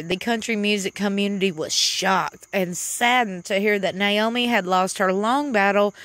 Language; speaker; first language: English; native; English